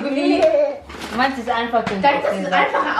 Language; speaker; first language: German; early bilingual, other home language; Filipino